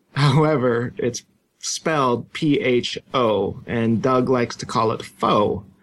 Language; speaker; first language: English; native; English